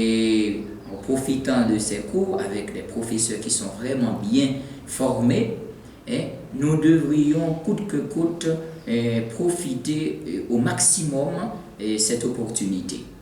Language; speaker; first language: French; non-native, local second language; Haitian Creole